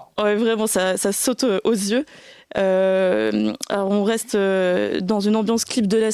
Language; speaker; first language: French; native; French